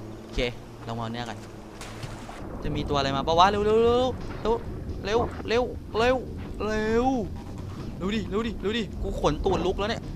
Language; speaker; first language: Thai; native; Thai